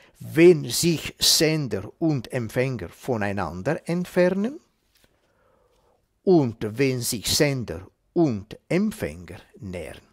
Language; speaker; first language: German; non-native, fluent; Italian